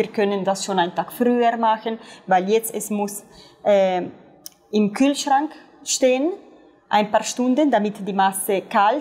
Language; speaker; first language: German; non-native, fluent; Italian